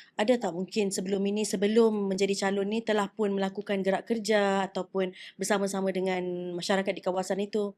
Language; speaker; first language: Malay; native; Malay